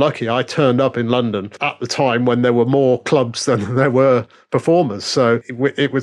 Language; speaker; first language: English; native; English